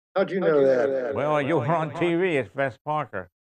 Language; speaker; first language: English; native; English